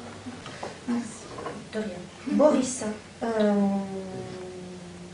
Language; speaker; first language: French; native; French